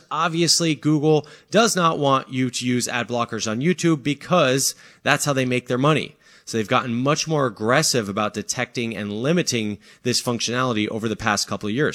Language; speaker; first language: English; native; English